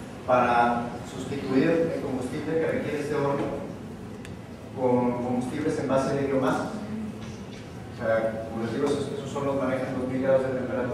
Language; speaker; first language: Spanish; native; Spanish